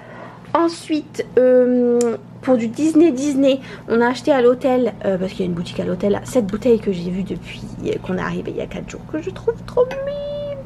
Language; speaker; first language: French; native; French